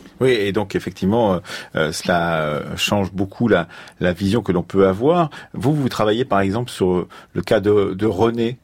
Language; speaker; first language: French; native; French